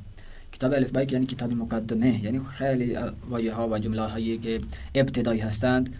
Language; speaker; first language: Persian; non-native, fluent; Urdu